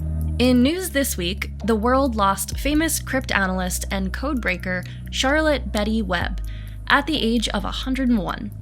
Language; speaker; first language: English; native; English